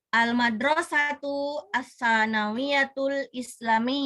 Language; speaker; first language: Arabic; non-native, fluent; Indonesian